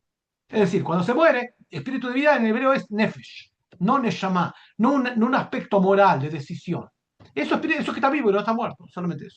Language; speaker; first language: Spanish; native; Spanish